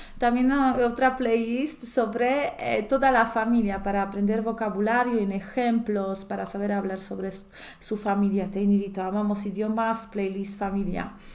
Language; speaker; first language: Spanish; non-native, fluent; Polish